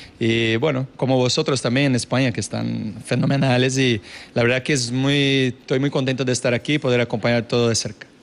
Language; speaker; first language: Spanish; non-native, fluent; Kabuverdianu